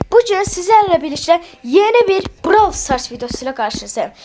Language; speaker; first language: Turkish; non-native, fluent; Azerbaijani